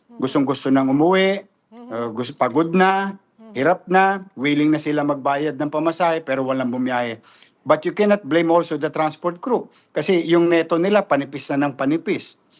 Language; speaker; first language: Filipino; native; Filipino